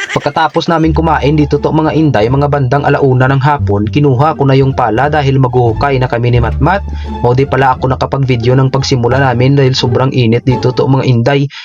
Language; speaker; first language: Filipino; non-native, local second language; Hiligaynon